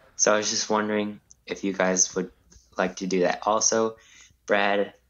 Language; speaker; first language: English; native; English